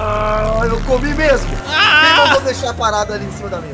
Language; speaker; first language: Portuguese; native; Portuguese